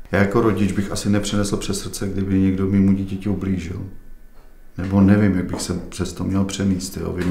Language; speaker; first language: Czech; native; Czech